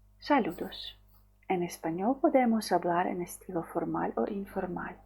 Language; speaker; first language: Spanish; non-native, fluent; Ukrainian